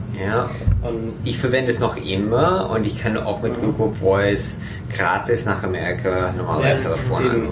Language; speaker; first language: German; non-native, fluent; English